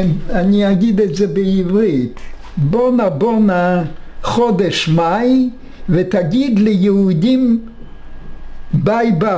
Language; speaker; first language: Hebrew; non-native, fluent; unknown